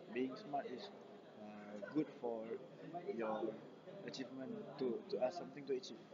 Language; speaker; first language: English; non-native, learner; Malay